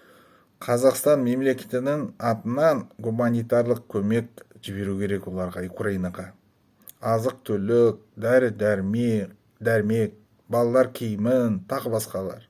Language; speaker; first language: Kazakh; non-native, local second language; Russian